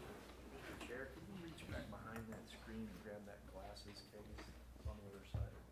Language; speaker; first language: English; native; English